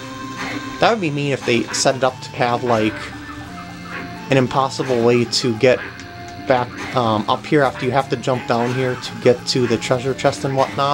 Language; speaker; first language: English; native; English